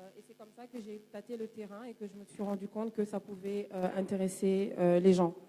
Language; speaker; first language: French; native; French